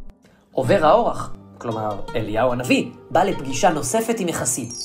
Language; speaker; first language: Hebrew; native; Hebrew